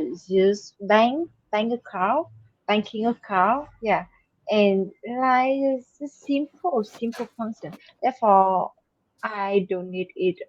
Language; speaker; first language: English; non-native, learner; Vietnamese